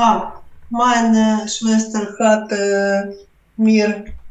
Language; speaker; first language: German; non-native, learner; Ukrainian